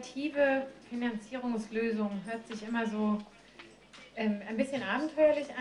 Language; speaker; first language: German; native; German